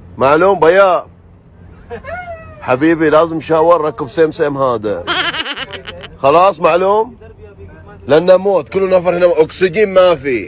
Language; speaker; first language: Arabic; non-native, learner; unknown